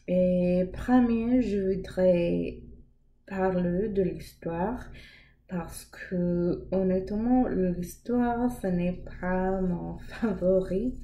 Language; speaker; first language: French; non-native, learner; English